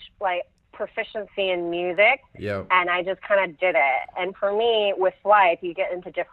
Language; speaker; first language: English; non-native, local second language; Cantonese